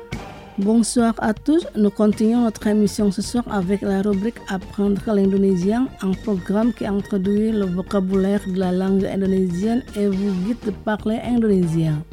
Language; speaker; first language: French; non-native, fluent; Indonesian